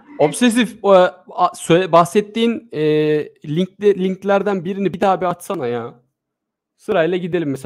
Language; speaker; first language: Turkish; native; Turkish